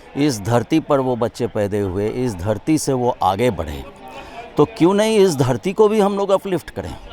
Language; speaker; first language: Hindi; native; Hindi